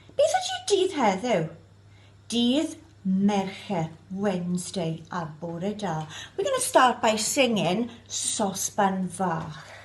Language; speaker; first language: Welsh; non-native, local second language; English